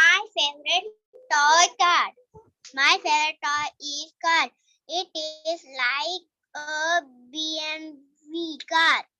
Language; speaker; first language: English; non-native, learner; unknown